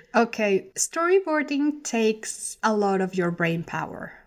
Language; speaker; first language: English; non-native, fluent; Spanish